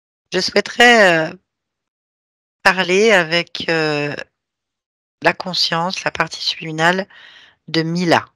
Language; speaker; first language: French; native; French